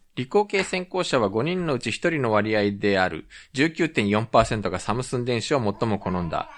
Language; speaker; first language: Japanese; native; Japanese